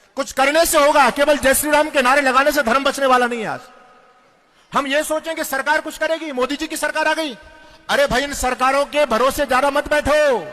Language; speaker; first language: Hindi; native; Hindi